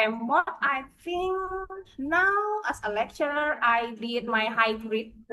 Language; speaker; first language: English; non-native, fluent; Indonesian